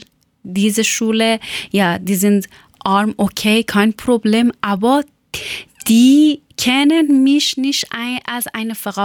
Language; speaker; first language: German; non-native, learner; Persian